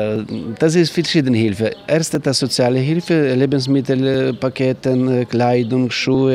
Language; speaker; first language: German; non-native, learner; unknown